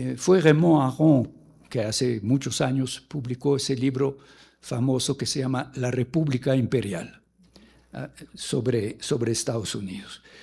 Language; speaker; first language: Spanish; non-native, fluent; French